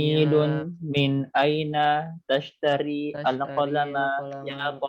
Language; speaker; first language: Arabic; non-native, learner; Indonesian